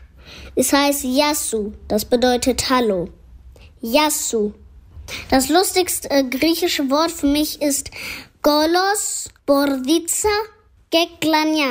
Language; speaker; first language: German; early bilingual, other home language; Greek